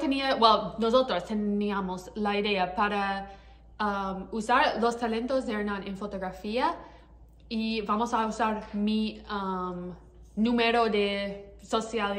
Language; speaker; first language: Spanish; non-native, learner; English